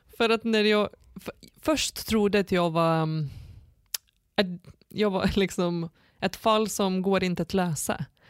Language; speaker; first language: Swedish; non-native, fluent; Lithuanian